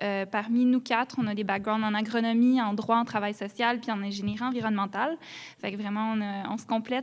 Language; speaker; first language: French; native; French